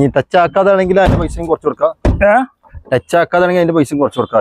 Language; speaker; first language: Malayalam; native; Malayalam